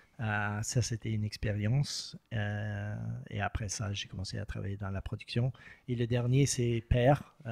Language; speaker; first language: French; non-native, local second language; English